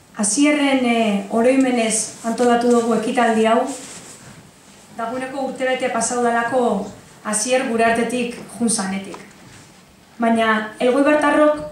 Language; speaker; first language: Basque; native; Basque